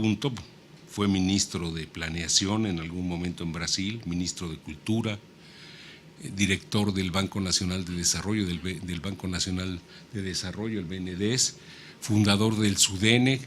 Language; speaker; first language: Spanish; native; Spanish